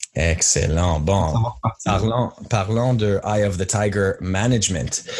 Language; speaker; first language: French; native; French